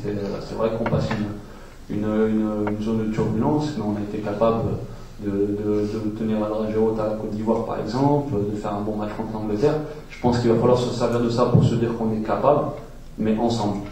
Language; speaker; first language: French; native; French